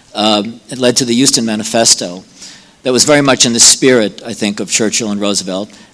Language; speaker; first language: English; native; English